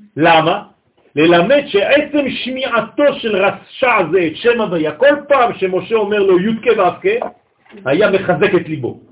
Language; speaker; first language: Hebrew; non-native, fluent; French